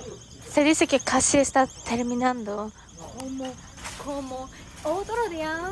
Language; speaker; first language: Spanish; non-native, learner; Japanese